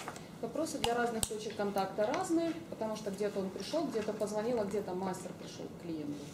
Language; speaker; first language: Russian; native; Russian